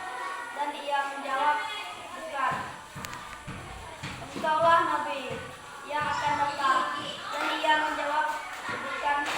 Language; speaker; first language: Indonesian; native; Indonesian